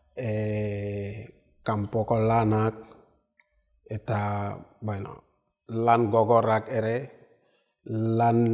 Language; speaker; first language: Basque; non-native, fluent; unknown